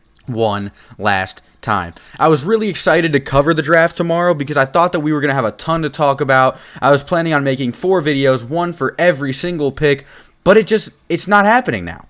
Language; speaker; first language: English; native; English